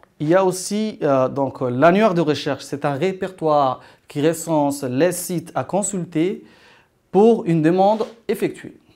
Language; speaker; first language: French; non-native, local second language; Arabic